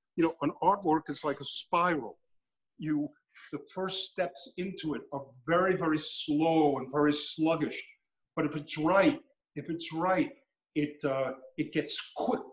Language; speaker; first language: English; native; English